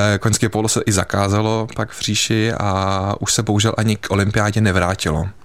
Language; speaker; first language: Czech; early bilingual, heritage; Czech